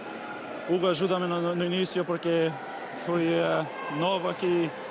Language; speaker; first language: Portuguese; non-native, learner; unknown